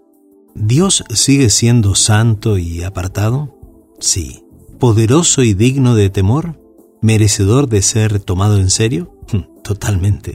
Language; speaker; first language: Spanish; native; Spanish